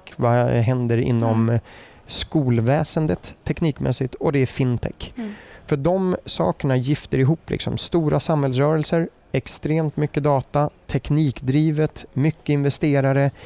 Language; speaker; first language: Swedish; early bilingual, other home language; German